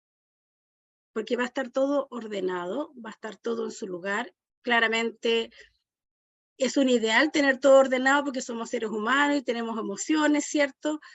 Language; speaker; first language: Spanish; native; Spanish